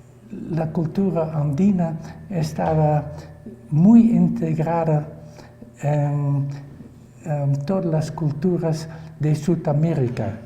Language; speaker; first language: Spanish; non-native, fluent; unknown